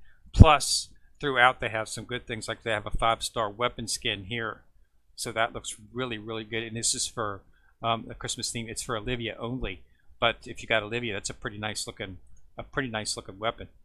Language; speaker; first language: English; native; English